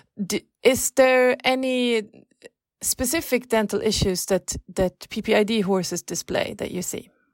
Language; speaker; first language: English; non-native, fluent; Swedish